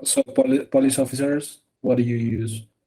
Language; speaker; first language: English; non-native, fluent; Spanish